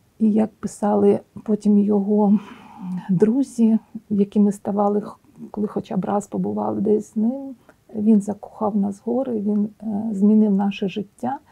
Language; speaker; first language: Ukrainian; native; Ukrainian